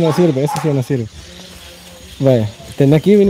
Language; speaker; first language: Spanish; native; Spanish